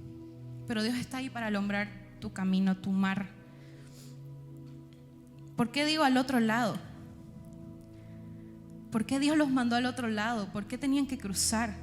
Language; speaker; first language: Spanish; native; Spanish